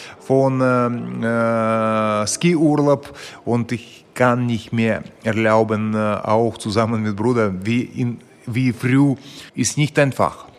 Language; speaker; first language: German; non-native, fluent; Russian